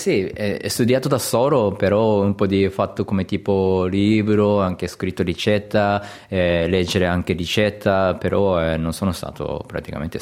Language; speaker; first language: Italian; non-native, learner; Japanese